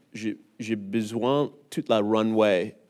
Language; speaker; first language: French; non-native, learner; English